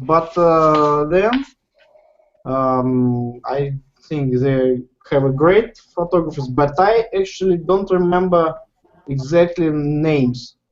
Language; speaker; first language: English; non-native, learner; Russian